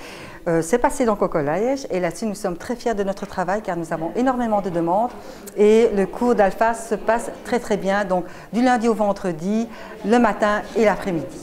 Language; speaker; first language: French; native; French